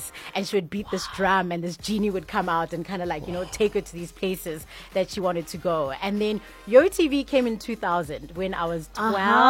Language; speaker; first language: English; non-native, local second language; Venda